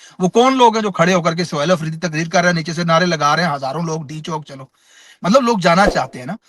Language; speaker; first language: Urdu; non-native, local second language; Pashto